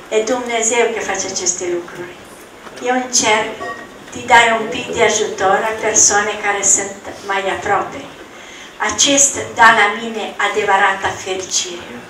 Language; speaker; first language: Romanian; non-native, learner; Italian